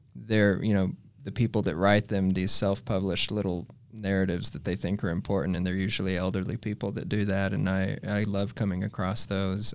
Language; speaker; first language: English; native; English